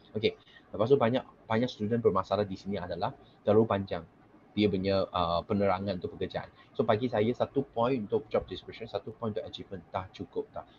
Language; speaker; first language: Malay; non-native, local second language; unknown